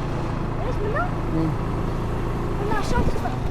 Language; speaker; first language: Arabic; native; Arabic